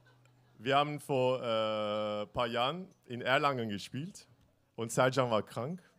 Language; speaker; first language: German; non-native, fluent; Turkish